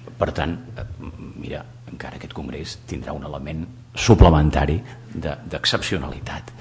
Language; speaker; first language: Catalan; native; Catalan